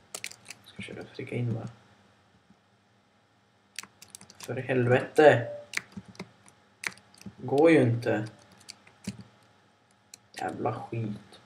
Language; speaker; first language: Swedish; native; Swedish